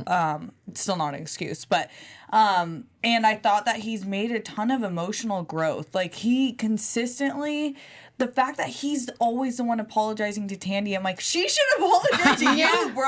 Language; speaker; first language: English; native; English